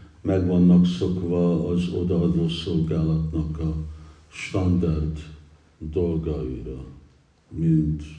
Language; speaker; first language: Hungarian; early bilingual, heritage; English